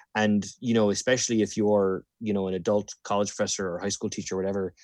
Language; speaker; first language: English; native; English